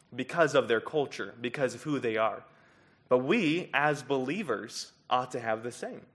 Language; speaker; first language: English; native; English